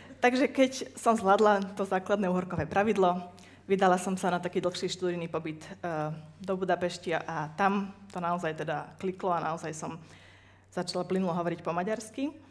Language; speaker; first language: Slovak; native; Slovak